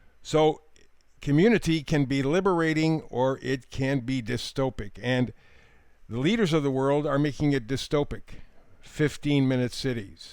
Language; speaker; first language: English; native; English